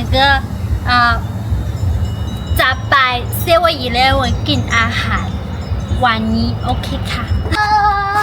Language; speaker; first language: Thai; non-native, learner; Chinese